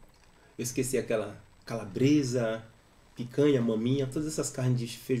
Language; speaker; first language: Portuguese; native; Portuguese